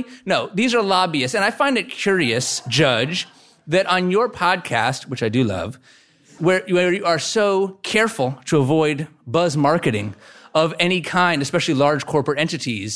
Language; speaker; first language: English; native; English